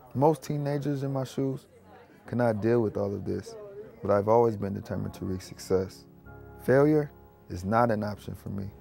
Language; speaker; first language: English; native; English